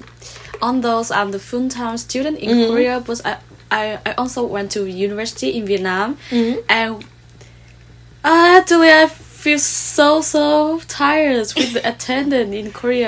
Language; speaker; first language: English; non-native, learner; Vietnamese